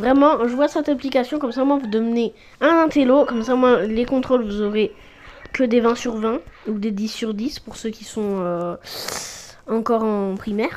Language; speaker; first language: French; native; French